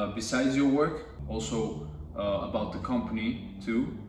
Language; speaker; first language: English; non-native, fluent; Turkish